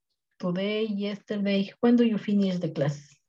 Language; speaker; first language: English; non-native, learner; Spanish